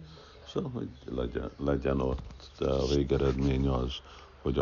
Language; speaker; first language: Hungarian; early bilingual, heritage; Hungarian